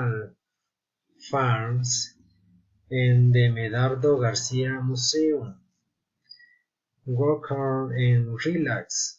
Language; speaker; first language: English; non-native, learner; Spanish